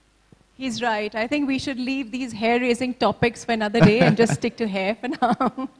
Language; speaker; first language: English; non-native, local second language; Hindi